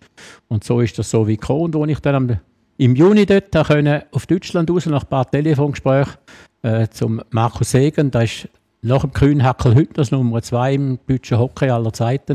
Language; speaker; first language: German; native; German